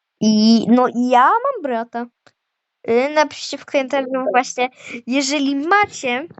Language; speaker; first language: Polish; native; Polish